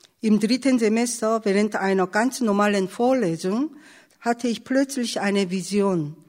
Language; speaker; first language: German; non-native, fluent; Korean